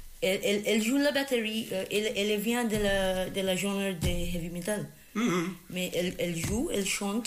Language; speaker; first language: French; non-native, fluent; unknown